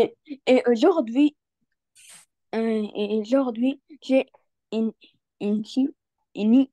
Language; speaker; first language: French; non-native, learner; Arabic